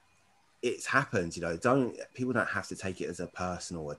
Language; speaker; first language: English; native; English